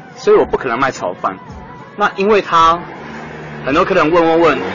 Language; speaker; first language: Chinese; native; Chinese